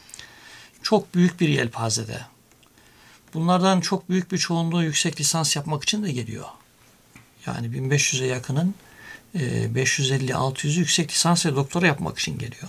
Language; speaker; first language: Turkish; native; Turkish